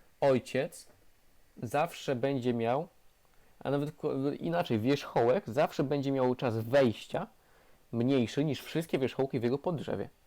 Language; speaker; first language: Polish; native; Polish